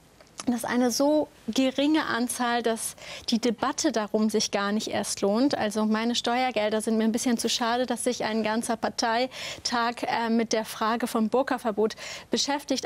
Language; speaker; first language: German; early bilingual, other home language; Turkish